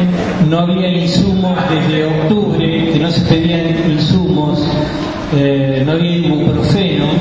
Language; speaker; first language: Spanish; native; Spanish